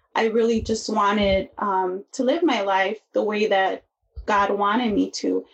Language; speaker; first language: English; native; English